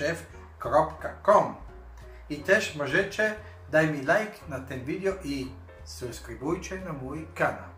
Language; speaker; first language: Polish; non-native, learner; Italian